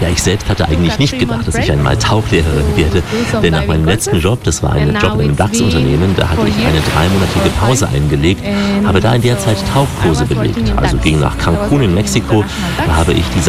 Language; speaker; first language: German; native; German